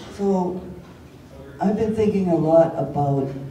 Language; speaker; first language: English; native; English